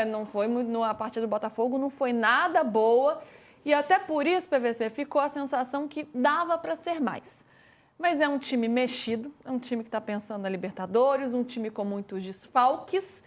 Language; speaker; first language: Portuguese; native; Portuguese